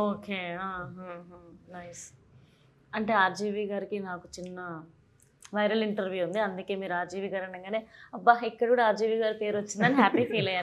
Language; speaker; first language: Telugu; native; Telugu